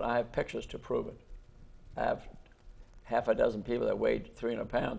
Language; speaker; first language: English; native; English